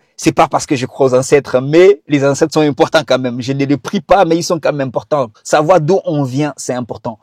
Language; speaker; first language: French; early bilingual, other home language; Kinyarwanda